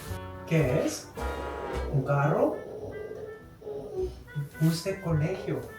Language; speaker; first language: Spanish; non-native, fluent; Korean